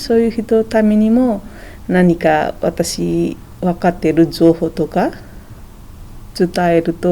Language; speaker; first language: Japanese; non-native, fluent; Nepali